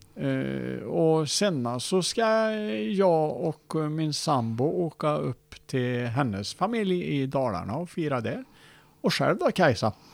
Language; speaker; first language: Swedish; native; Swedish